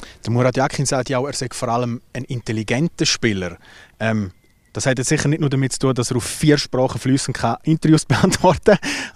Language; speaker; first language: German; native; German